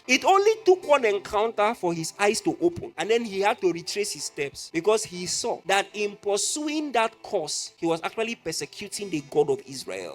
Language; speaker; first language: English; non-native, local second language; Yoruba